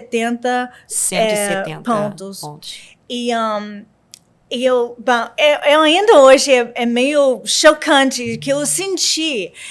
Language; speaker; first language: Portuguese; non-native, learner; English